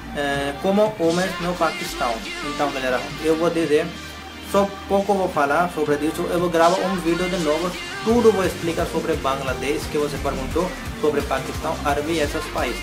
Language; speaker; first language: Portuguese; non-native, learner; Hindi